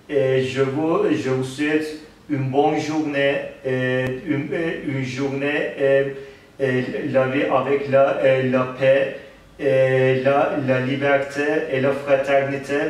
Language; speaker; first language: French; non-native, learner; Turkish